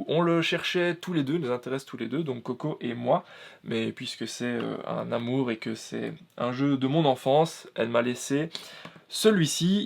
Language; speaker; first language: French; native; French